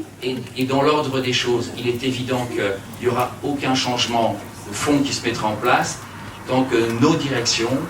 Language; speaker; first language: French; native; French